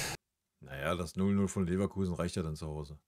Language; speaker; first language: German; native; German